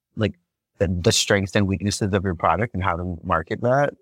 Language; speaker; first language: English; native; English